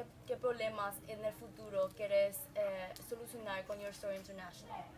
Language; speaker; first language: Spanish; non-native, learner; English